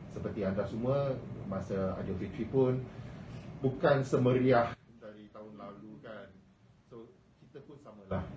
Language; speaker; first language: Malay; non-native, local second language; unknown